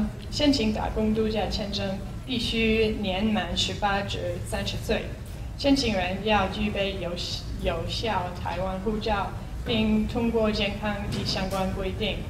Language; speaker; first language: Chinese; non-native, fluent; English